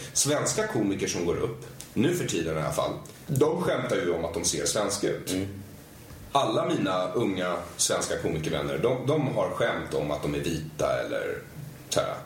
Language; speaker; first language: Swedish; native; Swedish